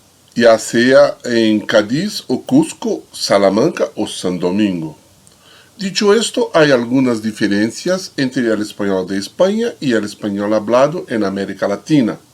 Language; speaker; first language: Spanish; non-native, fluent; Portuguese